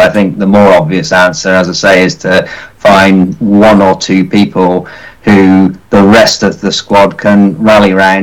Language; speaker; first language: English; native; English